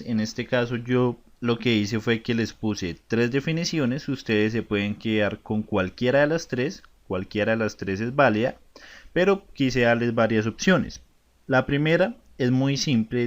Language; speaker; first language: Spanish; native; Spanish